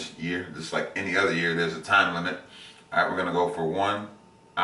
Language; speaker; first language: English; native; English